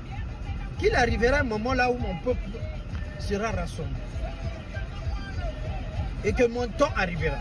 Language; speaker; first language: French; non-native, local second language; Kongo